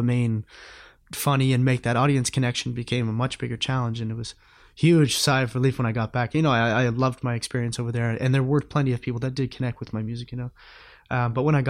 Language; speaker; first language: English; native; English